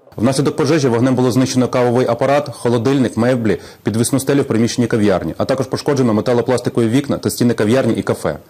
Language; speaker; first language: Ukrainian; native; Ukrainian